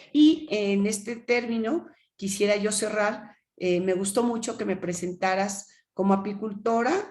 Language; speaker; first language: Spanish; native; Spanish